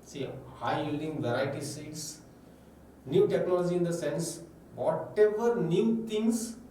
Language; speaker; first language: English; non-native, local second language; Kannada